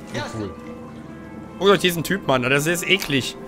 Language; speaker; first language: German; native; German